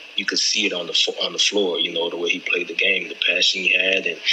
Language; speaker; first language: English; native; English